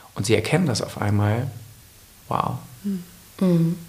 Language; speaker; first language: German; native; German